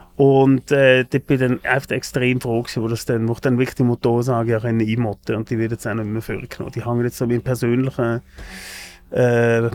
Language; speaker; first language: German; native; German